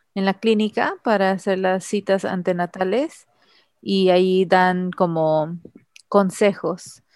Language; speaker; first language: Spanish; early bilingual, heritage; Spanish